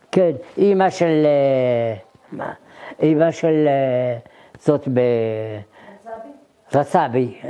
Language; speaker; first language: Hebrew; early bilingual, other home language; Arabic